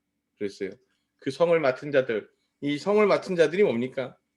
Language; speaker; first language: Korean; native; Korean